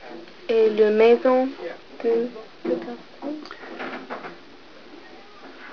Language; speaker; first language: French; non-native, learner; English